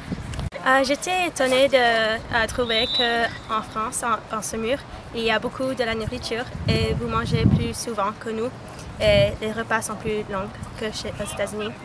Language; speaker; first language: French; non-native, learner; English